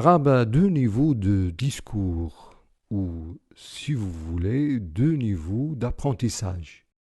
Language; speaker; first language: French; non-native, local second language; Arabic